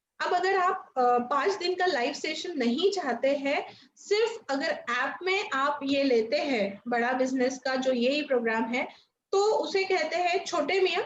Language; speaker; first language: Hindi; non-native, local second language; Marathi